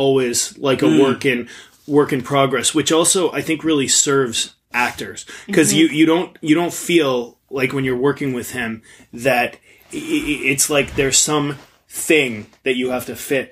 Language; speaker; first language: English; native; English